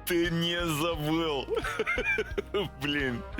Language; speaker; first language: Russian; non-native, learner; English